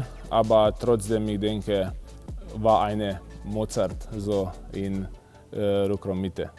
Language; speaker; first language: German; non-native, fluent; Slovenian